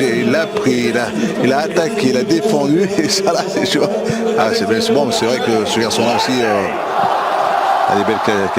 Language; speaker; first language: French; native; French